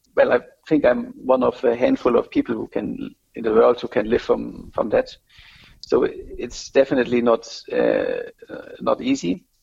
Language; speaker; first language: English; non-native, fluent; German